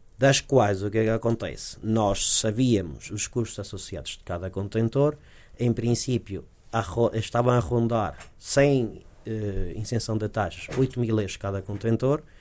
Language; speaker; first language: Portuguese; early bilingual, heritage; Portuguese